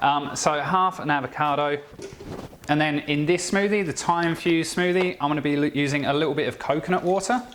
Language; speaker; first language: English; native; English